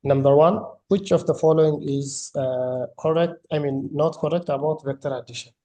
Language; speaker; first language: English; non-native, local second language; Amharic